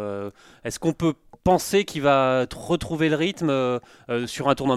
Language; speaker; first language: French; native; French